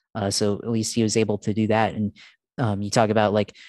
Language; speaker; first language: English; early bilingual, other home language; Filipino